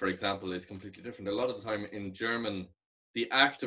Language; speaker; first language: English; non-native, local second language; Irish